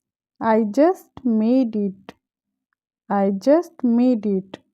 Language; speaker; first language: English; non-native, fluent; Hindi